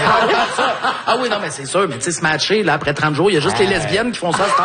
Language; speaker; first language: French; native; French